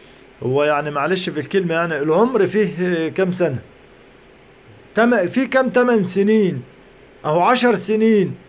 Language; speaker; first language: Arabic; native; Arabic